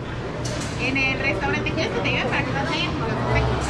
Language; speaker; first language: Spanish; native; Spanish